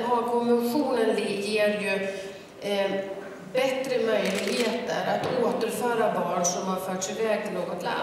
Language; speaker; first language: Swedish; native; Swedish